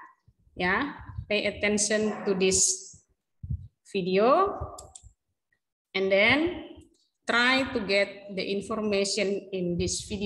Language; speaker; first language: English; non-native, learner; Indonesian